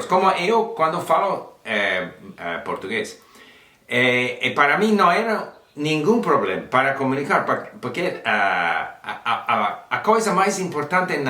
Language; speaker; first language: Portuguese; non-native, learner; English